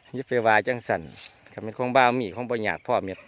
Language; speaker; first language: Thai; native; Thai